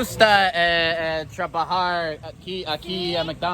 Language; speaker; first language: Spanish; non-native, learner; English